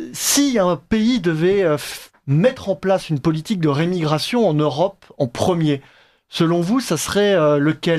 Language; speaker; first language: French; native; French